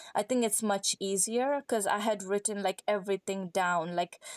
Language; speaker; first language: English; non-native, fluent; Persian